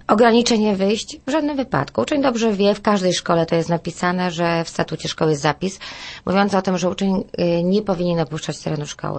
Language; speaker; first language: Polish; native; Polish